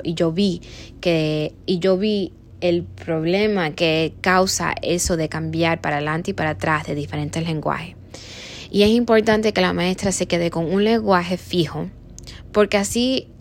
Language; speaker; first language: Spanish; early bilingual, heritage; Spanish